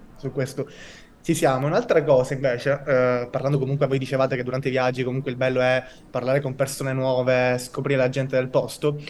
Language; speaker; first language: Italian; native; Italian